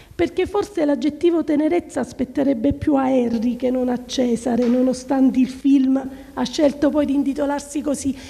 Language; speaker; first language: Italian; native; Italian